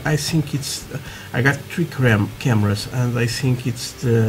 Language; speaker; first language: English; non-native, learner; Portuguese